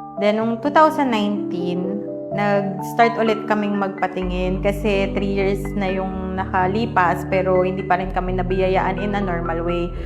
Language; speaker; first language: Filipino; native; Filipino